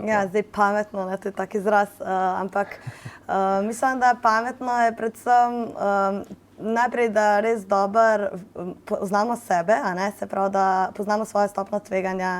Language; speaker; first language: Slovenian; native; Slovenian